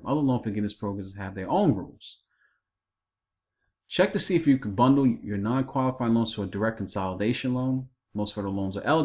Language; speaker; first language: English; native; English